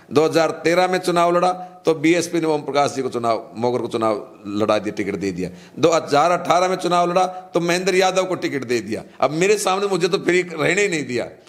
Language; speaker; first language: Hindi; native; Hindi